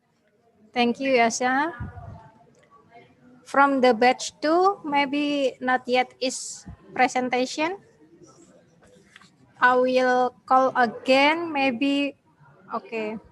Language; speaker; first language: English; non-native, learner; Indonesian